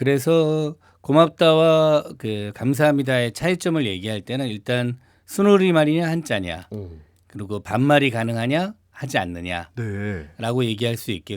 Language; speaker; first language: Korean; native; Korean